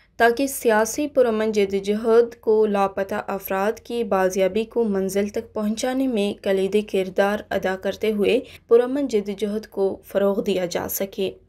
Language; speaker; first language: Urdu; non-native, local second language; Baluchi